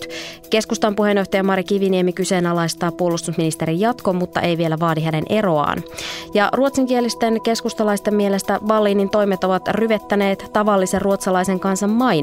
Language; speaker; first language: Finnish; native; Finnish